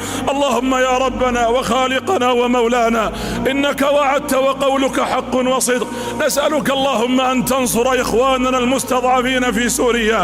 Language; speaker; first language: Arabic; native; Arabic